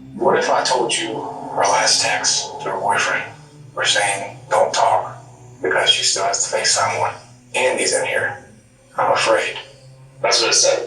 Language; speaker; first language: English; native; English